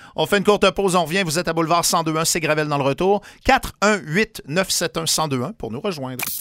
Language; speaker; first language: French; native; French